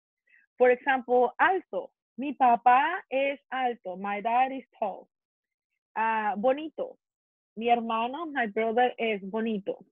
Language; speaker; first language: Spanish; non-native, fluent; English